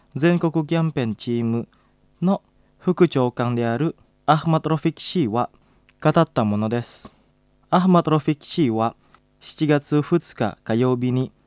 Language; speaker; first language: Japanese; non-native, fluent; Indonesian